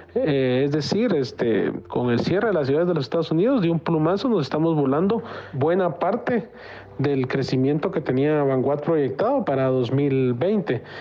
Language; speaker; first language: Spanish; native; Spanish